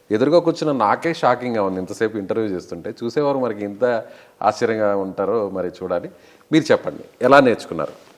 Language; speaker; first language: Telugu; native; Telugu